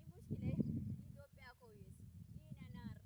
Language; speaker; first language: Arabic; non-native, learner; Amharic